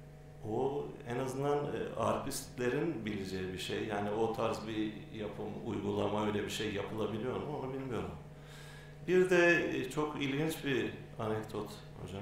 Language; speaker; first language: Turkish; native; Turkish